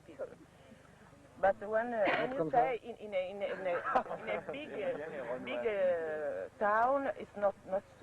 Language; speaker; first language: English; non-native, learner; French